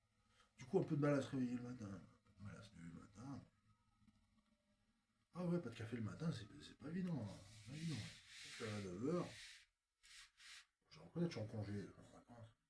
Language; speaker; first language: French; native; French